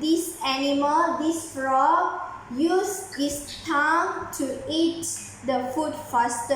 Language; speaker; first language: English; non-native, learner; Malay